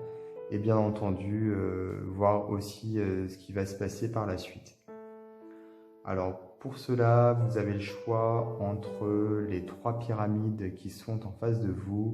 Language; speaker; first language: French; native; French